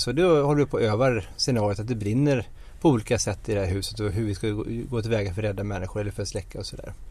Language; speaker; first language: Swedish; native; Swedish